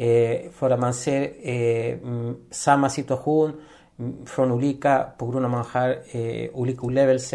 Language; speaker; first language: Swedish; non-native, fluent; Spanish